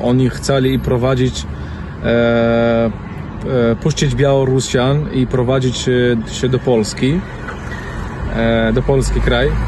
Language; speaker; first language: Polish; non-native, learner; Central Kurdish